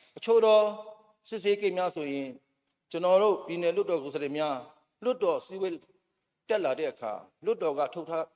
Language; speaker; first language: Burmese; non-native, local second language; Shan